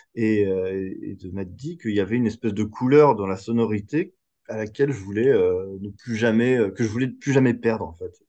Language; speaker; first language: French; native; French